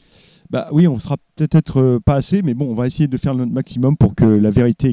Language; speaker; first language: French; native; French